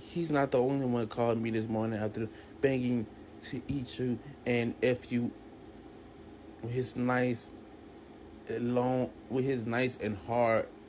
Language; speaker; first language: English; native; English